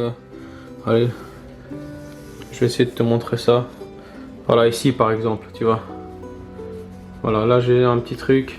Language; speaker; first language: French; native; French